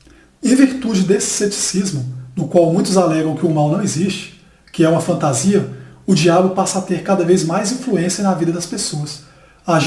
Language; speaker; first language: Portuguese; native; Portuguese